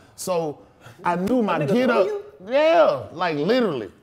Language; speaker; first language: English; native; English